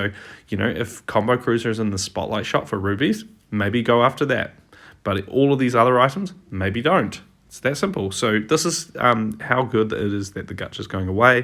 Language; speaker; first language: English; native; English